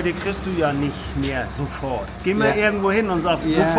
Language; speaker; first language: German; native; German